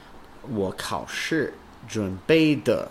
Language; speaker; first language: Chinese; non-native, learner; English